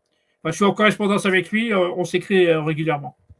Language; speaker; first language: French; native; French